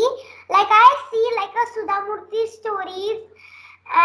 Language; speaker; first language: English; non-native, learner; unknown